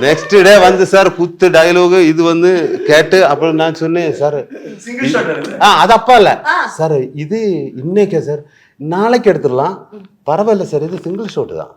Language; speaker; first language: Tamil; non-native, learner; Malayalam